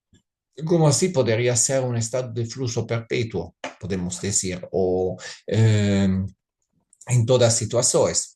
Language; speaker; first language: Spanish; non-native, learner; Italian